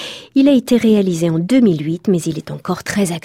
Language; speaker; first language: French; native; French